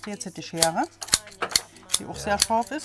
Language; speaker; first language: German; native; German